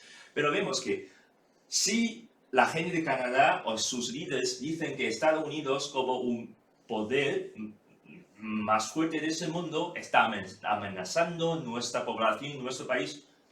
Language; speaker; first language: Spanish; non-native, fluent; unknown